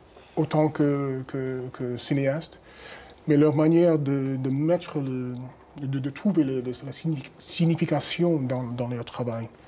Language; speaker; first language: French; non-native, fluent; English